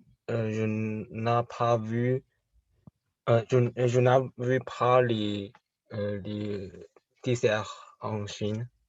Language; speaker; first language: French; non-native, learner; Chinese